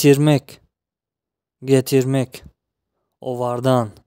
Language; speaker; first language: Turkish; non-native, fluent; Tajik